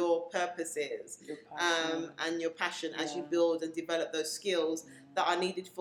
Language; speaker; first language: English; native; English